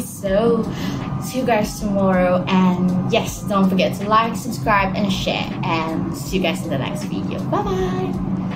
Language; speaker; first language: English; non-native, local second language; Malay